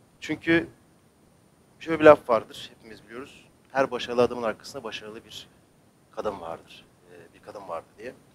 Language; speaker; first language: Turkish; native; Turkish